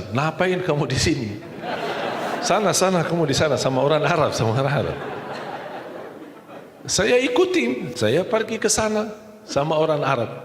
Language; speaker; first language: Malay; non-native, fluent; Arabic